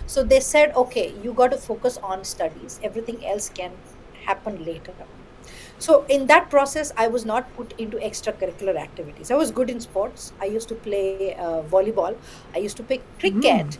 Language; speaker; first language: English; non-native, local second language; Bangla